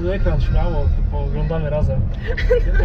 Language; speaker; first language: Polish; native; Polish